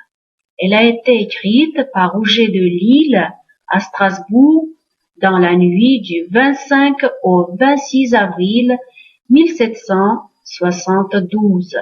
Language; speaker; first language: French; non-native, fluent; Uzbek